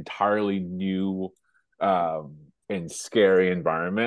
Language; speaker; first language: English; native; English